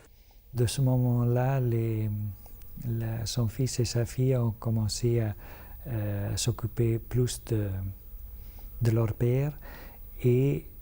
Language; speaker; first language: French; non-native, fluent; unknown